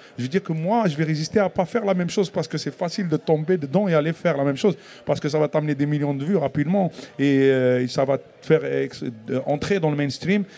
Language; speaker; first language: French; non-native, local second language; Kabyle